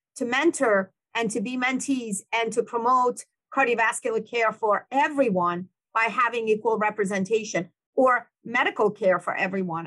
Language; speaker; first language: English; non-native, fluent; Persian